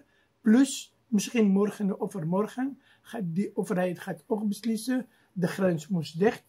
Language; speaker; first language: Dutch; non-native, fluent; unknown